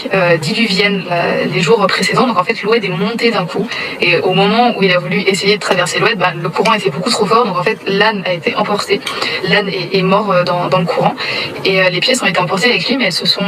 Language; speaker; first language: French; native; French